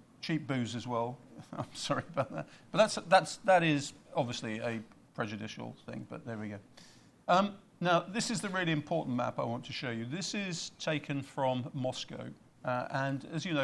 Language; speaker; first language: English; native; English